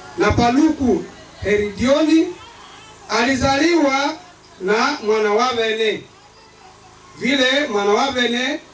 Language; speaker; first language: Swahili; non-native, local second language; Nande